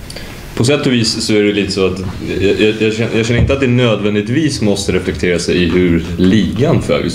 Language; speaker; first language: Swedish; native; Swedish